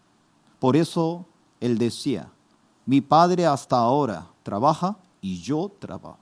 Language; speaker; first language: Spanish; non-native, fluent; Korean